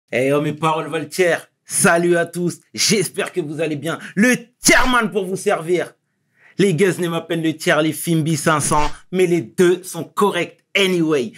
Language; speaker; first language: French; early bilingual, other home language; Wolof